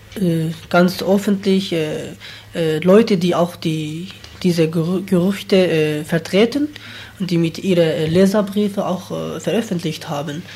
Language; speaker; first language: German; non-native, learner; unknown